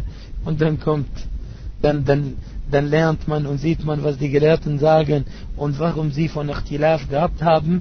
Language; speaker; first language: German; non-native, fluent; Arabic